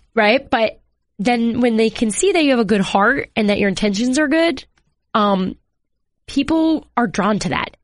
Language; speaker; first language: English; native; English